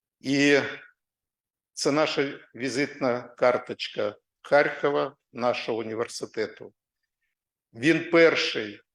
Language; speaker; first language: Ukrainian; non-native, local second language; Russian